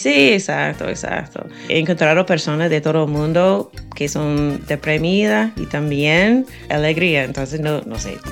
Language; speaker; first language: Spanish; non-native, fluent; English